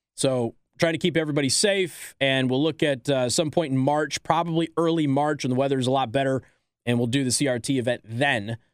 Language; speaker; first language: English; native; English